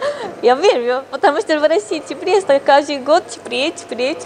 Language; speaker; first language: Russian; non-native, fluent; Japanese